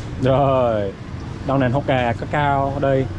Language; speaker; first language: Vietnamese; non-native, learner; English